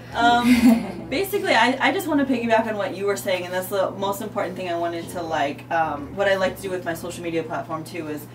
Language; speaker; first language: English; native; English